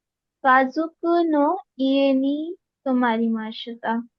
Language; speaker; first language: Japanese; non-native, learner; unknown